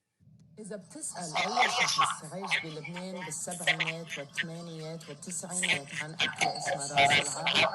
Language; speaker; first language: Arabic; early bilingual, heritage; Arabic